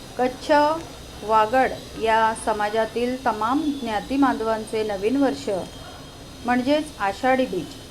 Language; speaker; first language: Marathi; native; Marathi